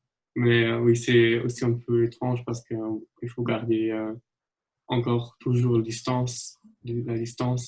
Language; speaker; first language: French; non-native, fluent; German